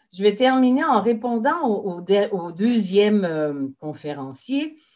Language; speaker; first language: French; native; French